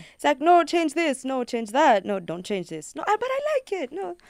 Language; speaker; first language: English; non-native, local second language; Luo (Kenya and Tanzania)